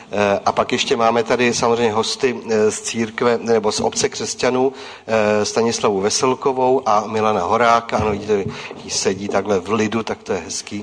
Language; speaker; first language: Czech; native; Czech